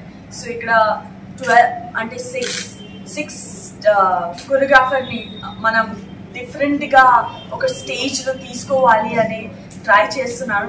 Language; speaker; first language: Telugu; non-native, fluent; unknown